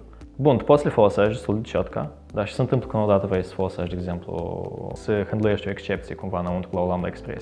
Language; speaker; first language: Romanian; native; Romanian